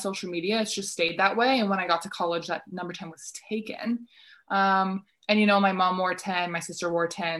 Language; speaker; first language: English; native; English